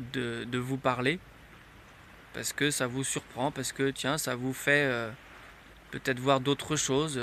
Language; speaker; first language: French; native; French